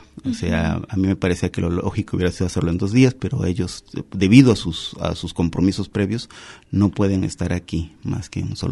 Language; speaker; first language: Spanish; native; Spanish